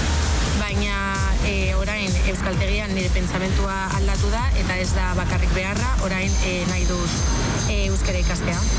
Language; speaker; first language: Basque; non-native, local second language; Spanish